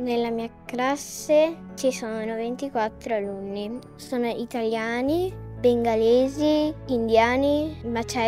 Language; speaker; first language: Italian; early bilingual, other home language; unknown